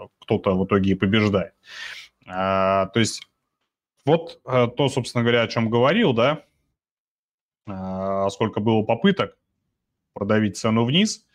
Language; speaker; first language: Russian; native; Russian